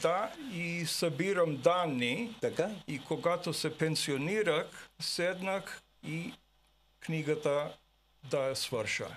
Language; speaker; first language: Bulgarian; early bilingual, heritage; Bulgarian